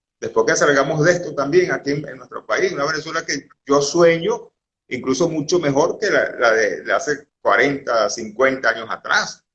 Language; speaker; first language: Spanish; native; Spanish